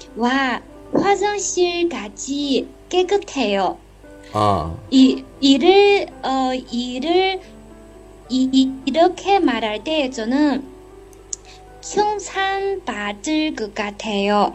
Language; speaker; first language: Korean; non-native, learner; Chinese